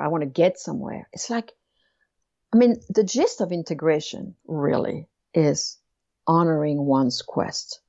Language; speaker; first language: English; non-native, fluent; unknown